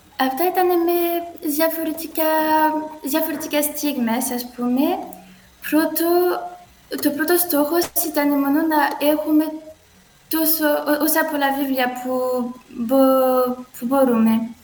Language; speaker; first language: Greek; non-native, learner; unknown